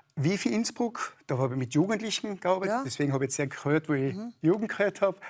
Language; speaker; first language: German; native; German